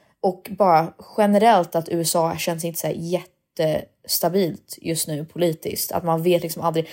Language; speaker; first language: Swedish; early bilingual, heritage; Swedish